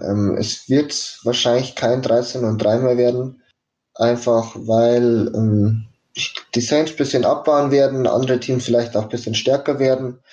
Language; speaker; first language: German; native; German